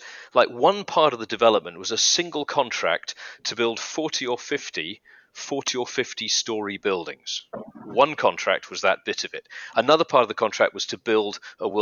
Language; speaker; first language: English; native; English